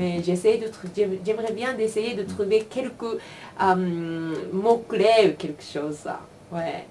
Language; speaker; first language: French; non-native, learner; Japanese